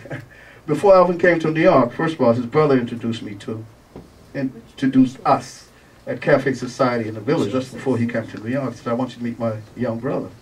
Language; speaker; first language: English; native; English